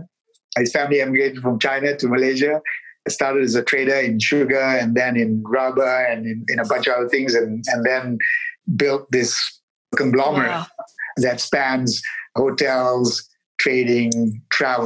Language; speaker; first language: English; non-native, local second language; Tamil